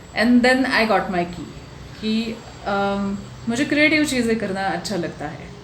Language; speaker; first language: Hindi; non-native, local second language; Marathi